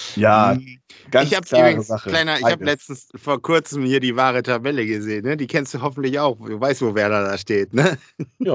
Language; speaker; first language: German; native; German